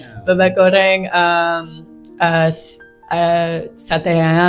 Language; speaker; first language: Indonesian; non-native, learner; English